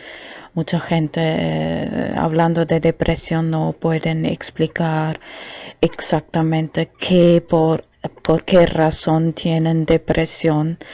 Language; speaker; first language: Spanish; non-native, fluent; German